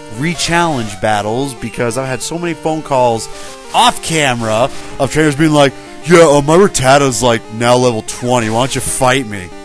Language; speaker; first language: English; native; English